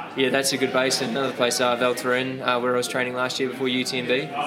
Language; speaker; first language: English; native; English